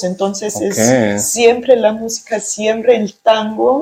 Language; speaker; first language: Spanish; early bilingual, heritage; German